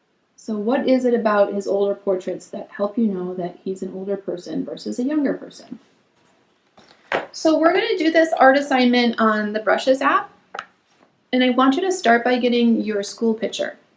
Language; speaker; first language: English; native; English